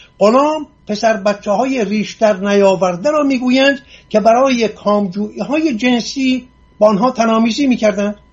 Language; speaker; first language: Persian; non-native, local second language; Assyrian Neo-Aramaic